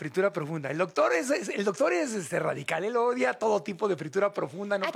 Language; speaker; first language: Spanish; native; Spanish